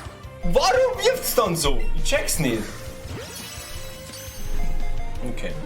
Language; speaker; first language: German; native; German